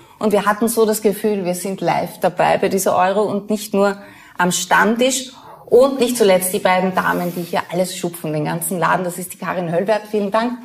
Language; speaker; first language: German; native; German